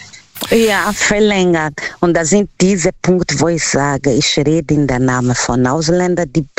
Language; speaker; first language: German; non-native, learner; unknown